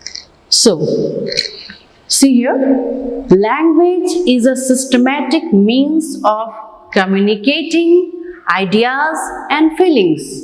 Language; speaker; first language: English; non-native, local second language; Hindi